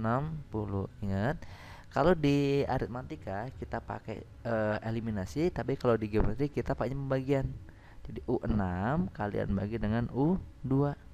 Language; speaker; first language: Indonesian; native; Indonesian